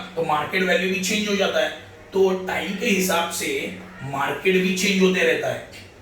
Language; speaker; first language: Hindi; non-native, local second language; Marathi